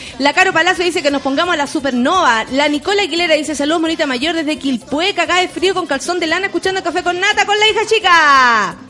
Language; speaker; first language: Spanish; native; Spanish